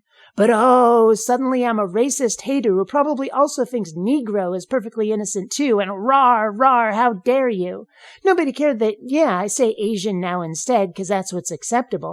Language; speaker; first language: English; native; English